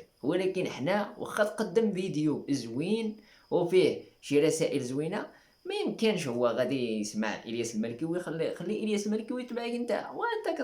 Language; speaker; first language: Arabic; native; Arabic